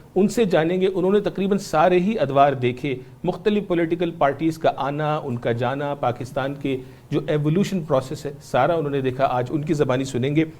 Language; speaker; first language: Urdu; native; Urdu